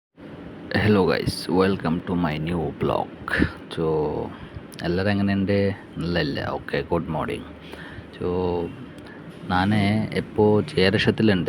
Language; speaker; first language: Malayalam; non-native, learner; Hindi